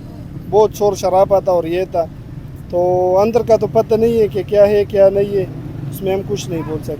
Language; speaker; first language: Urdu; non-native, local second language; Pashto